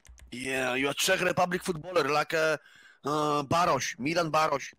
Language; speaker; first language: English; non-native, learner; Polish